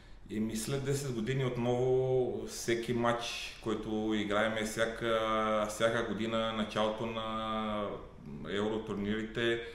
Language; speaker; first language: Bulgarian; non-native, fluent; Romanian